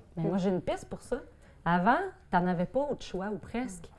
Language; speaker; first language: French; native; French